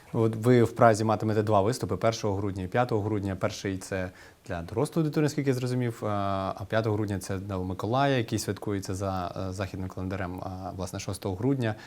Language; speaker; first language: Ukrainian; native; Ukrainian